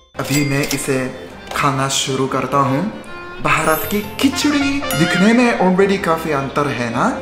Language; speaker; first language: Hindi; non-native, fluent; Japanese